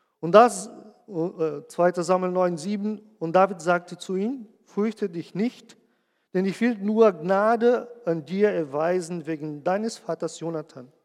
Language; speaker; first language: German; non-native, fluent; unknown